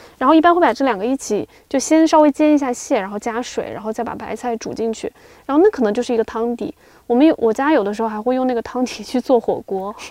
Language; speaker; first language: Chinese; native; Chinese